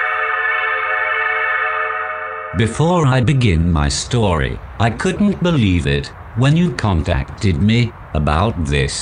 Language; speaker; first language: English; native; English